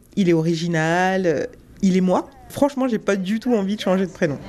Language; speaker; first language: French; native; French